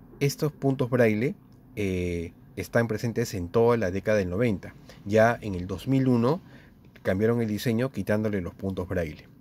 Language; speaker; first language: Spanish; native; Spanish